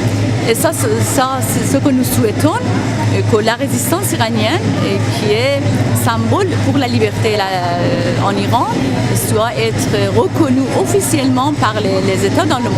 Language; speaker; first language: French; non-native, fluent; Persian